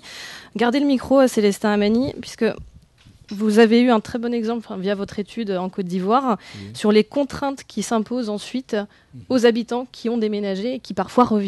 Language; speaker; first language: French; native; French